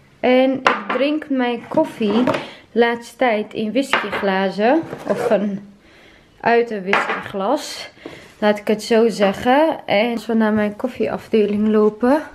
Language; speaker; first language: Dutch; non-native, fluent; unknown